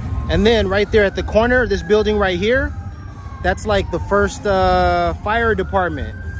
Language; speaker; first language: English; native; English